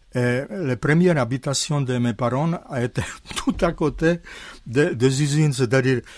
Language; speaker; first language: French; non-native, fluent; Czech